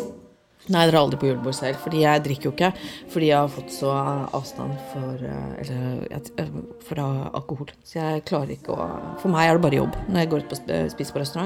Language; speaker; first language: Norwegian; native; Norwegian